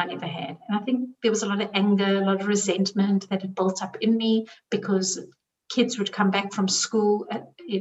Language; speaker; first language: English; native; English